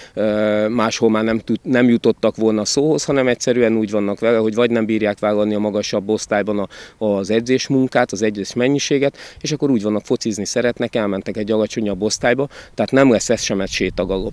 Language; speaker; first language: Hungarian; native; Hungarian